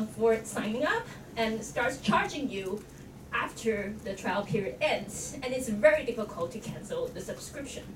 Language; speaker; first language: English; non-native, fluent; Chinese